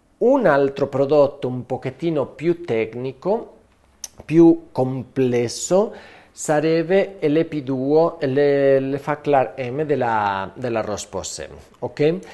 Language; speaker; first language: Italian; non-native, fluent; Spanish